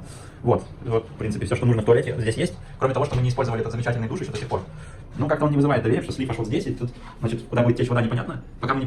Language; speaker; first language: Russian; native; Russian